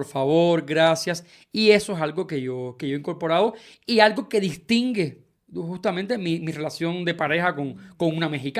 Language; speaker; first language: Spanish; native; Spanish